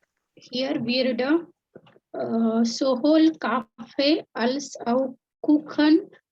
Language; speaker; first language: German; non-native, learner; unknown